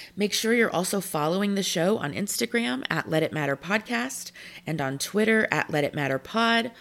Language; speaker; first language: English; native; English